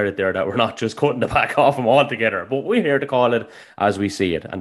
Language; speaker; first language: English; native; English